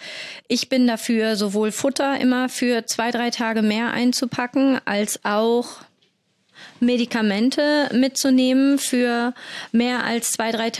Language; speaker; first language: German; native; German